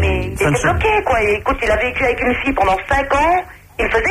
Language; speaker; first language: French; native; French